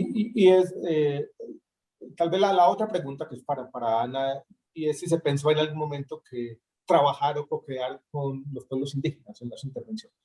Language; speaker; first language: Spanish; native; Spanish